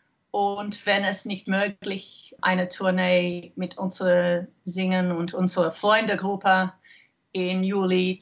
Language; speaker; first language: German; non-native, learner; English